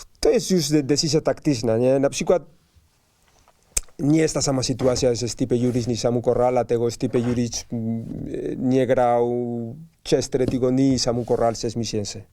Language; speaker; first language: Polish; non-native, learner; Spanish